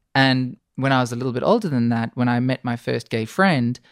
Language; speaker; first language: English; native; English